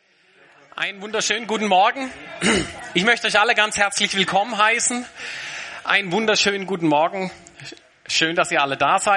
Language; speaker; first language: German; native; German